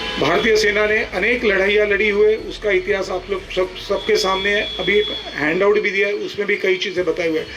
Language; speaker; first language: Hindi; non-native, local second language; Marathi